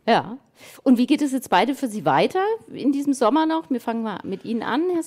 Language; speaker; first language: German; native; German